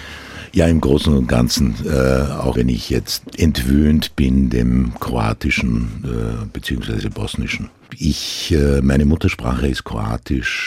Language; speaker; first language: German; non-native, local second language; Croatian